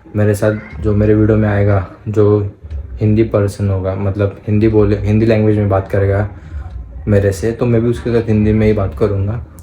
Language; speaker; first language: Hindi; non-native, local second language; Marathi